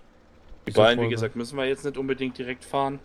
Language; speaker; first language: German; native; German